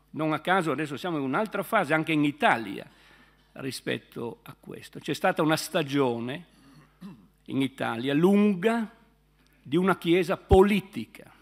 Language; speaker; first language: Italian; native; Italian